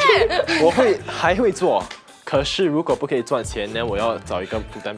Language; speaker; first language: Chinese; non-native, local second language; English